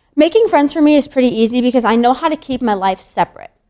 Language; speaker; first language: English; native; English